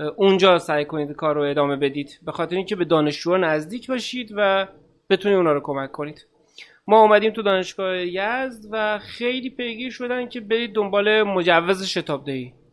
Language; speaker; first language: Persian; native; Persian